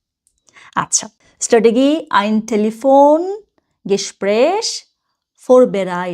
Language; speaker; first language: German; non-native, fluent; Bangla